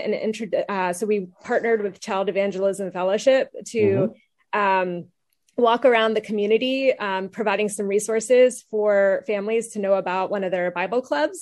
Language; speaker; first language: English; native; English